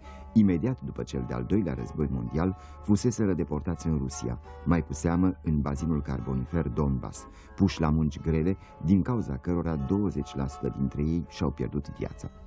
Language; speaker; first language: Romanian; native; Romanian